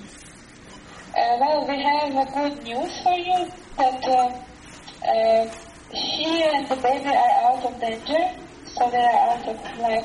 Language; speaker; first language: English; non-native, learner; Russian